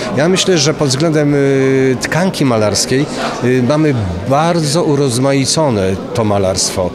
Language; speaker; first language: Polish; native; Polish